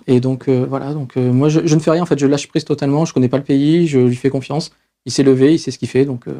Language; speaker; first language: French; native; French